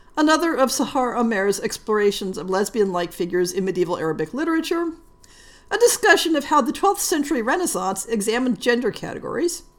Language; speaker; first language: English; native; English